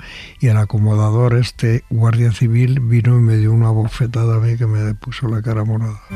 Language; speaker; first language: Spanish; native; Spanish